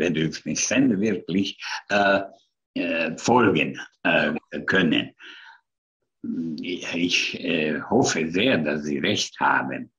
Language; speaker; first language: German; non-native, fluent; Hungarian